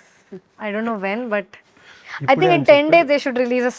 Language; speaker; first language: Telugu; non-native, local second language; Hindi